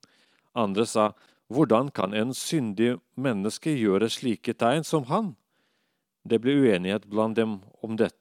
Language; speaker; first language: Norwegian; non-native, fluent; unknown